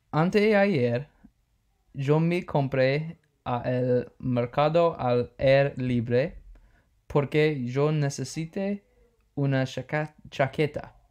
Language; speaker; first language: Spanish; non-native, learner; English